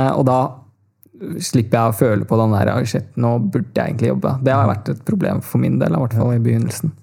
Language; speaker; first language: Norwegian; early bilingual, other home language; Tamil